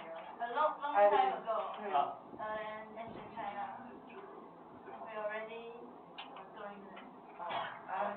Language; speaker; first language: English; non-native, learner; Chinese